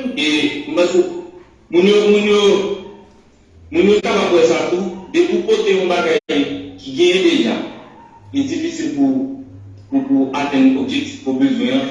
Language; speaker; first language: French; non-native, local second language; Haitian Creole